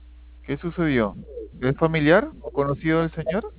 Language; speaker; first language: Spanish; native; Spanish